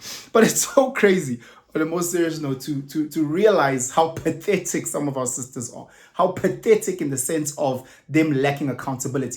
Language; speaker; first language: English; non-native, local second language; Zulu